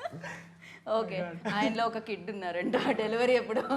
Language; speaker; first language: Telugu; native; Telugu